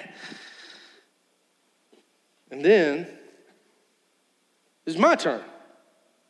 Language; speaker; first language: English; native; English